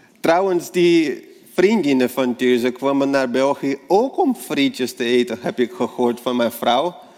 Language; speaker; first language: Dutch; non-native, fluent; Portuguese